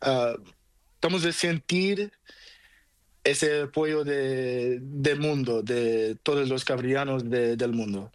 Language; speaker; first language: Spanish; non-native, learner; Portuguese